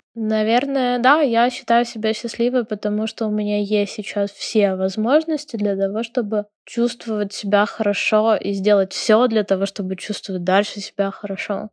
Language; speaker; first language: Russian; non-native, local second language; Ukrainian